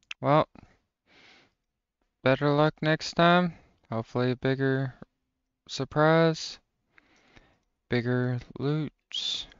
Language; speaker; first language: English; native; English